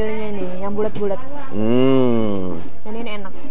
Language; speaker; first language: Indonesian; native; Indonesian